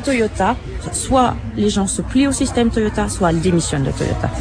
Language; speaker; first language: French; native; French